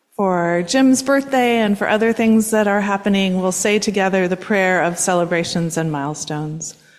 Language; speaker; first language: English; native; English